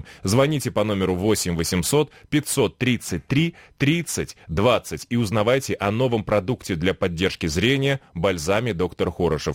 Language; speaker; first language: Russian; native; Russian